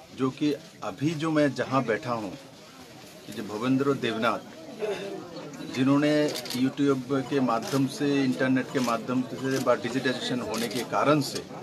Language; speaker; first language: Hindi; non-native, local second language; Bangla